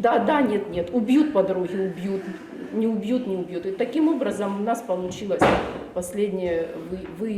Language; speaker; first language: Russian; native; Russian